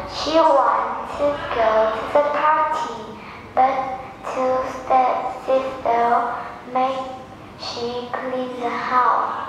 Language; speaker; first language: English; non-native, learner; Vietnamese